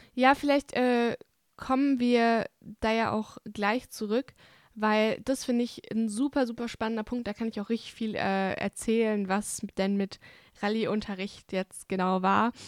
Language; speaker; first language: German; native; German